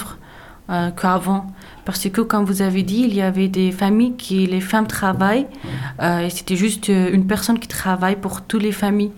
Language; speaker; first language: French; non-native, learner; Persian